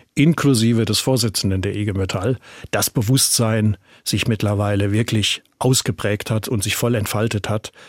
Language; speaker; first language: German; native; German